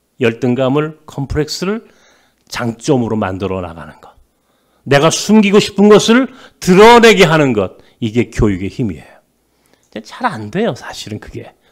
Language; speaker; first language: Korean; native; Korean